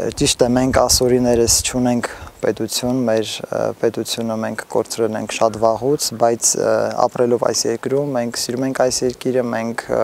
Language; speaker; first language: Armenian; non-native, local second language; Assyrian Neo-Aramaic